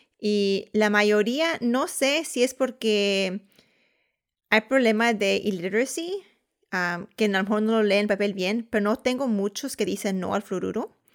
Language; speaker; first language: Spanish; early bilingual, heritage; Spanish